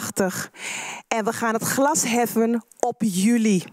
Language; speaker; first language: Dutch; native; Dutch